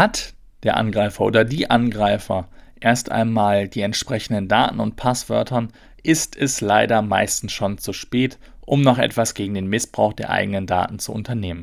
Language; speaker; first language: German; native; German